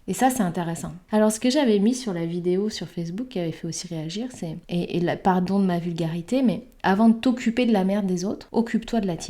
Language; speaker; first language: French; native; French